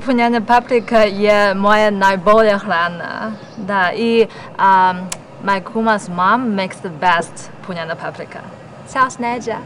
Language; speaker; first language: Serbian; non-native, learner; Chinese